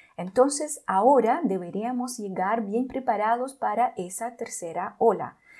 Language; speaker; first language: Spanish; non-native, fluent; Russian